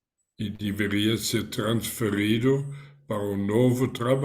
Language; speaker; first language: Portuguese; non-native, fluent; German